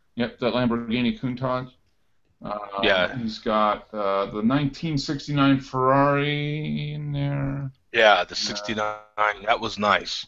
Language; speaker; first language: English; native; English